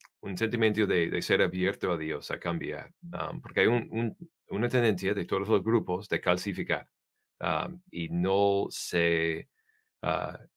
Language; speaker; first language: Spanish; non-native, learner; English